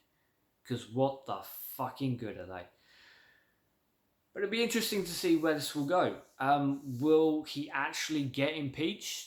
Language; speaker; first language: English; native; English